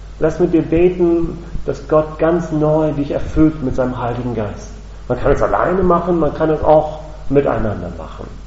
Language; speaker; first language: German; non-native, fluent; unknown